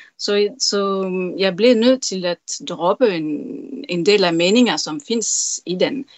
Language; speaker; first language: Danish; non-native, fluent; French